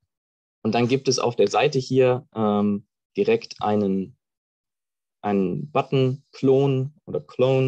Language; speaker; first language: German; native; German